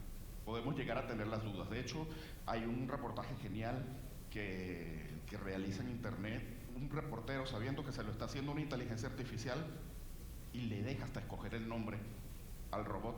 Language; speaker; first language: Spanish; native; Spanish